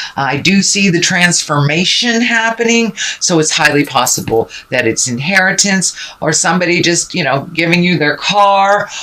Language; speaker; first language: English; native; English